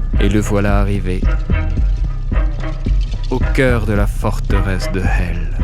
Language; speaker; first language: French; native; French